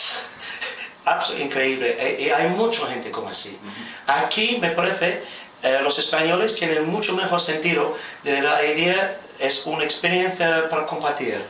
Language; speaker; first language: Spanish; non-native, fluent; English